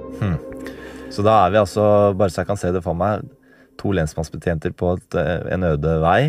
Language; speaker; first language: Norwegian; native; Norwegian